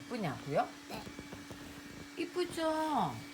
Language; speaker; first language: Korean; native; Korean